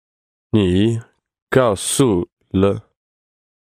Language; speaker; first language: Chinese; non-native, learner; English